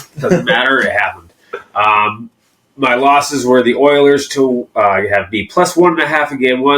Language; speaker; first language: English; native; English